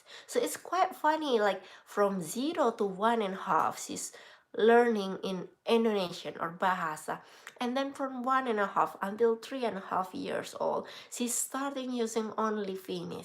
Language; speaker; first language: English; non-native, learner; Indonesian